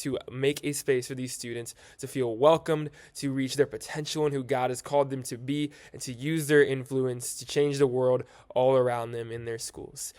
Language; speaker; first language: English; native; English